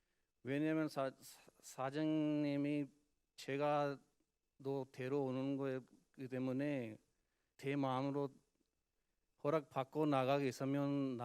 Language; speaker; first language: Korean; non-native, learner; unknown